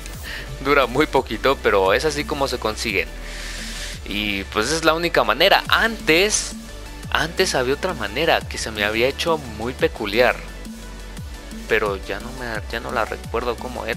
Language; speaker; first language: Spanish; native; Spanish